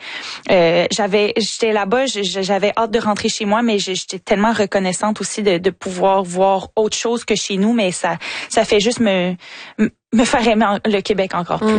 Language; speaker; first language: French; native; French